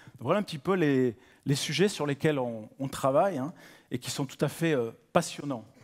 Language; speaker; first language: French; native; French